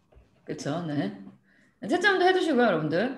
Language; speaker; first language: Korean; native; Korean